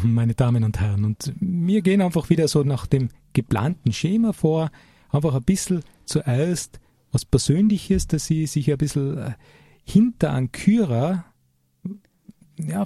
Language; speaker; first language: German; native; German